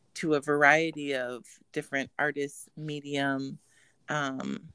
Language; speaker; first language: English; native; English